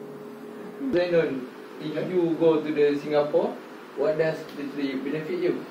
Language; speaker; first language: English; non-native, local second language; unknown